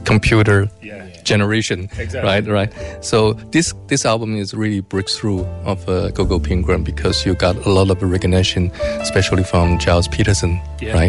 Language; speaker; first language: English; non-native, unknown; Chinese